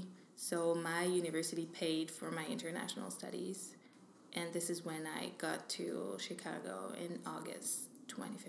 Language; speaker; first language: English; non-native, fluent; French